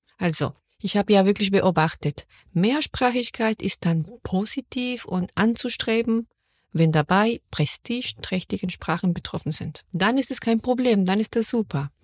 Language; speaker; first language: German; non-native, fluent; Spanish